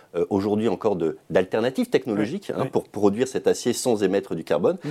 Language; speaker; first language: French; native; French